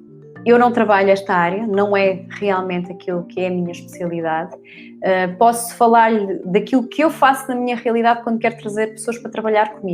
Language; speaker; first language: Portuguese; native; Portuguese